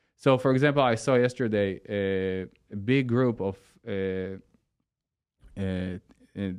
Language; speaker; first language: English; non-native, fluent; Hebrew